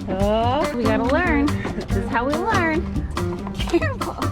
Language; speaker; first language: English; native; English